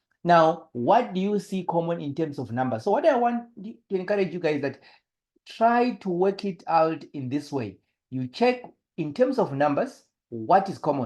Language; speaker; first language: English; non-native, local second language; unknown